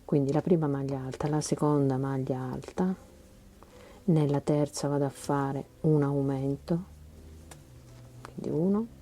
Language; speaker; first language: Italian; native; Italian